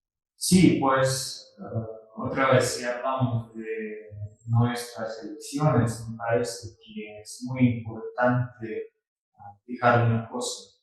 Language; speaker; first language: Spanish; non-native, fluent; Russian